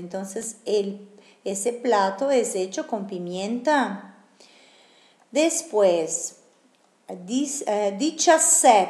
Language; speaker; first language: Spanish; non-native, fluent; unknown